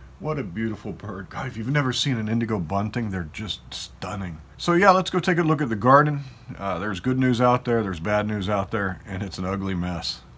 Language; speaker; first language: English; native; English